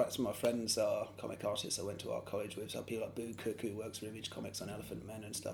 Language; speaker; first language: English; native; English